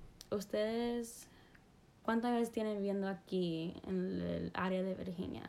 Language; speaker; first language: Spanish; early bilingual, heritage; Spanish